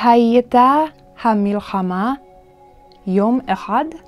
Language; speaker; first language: Hebrew; non-native, fluent; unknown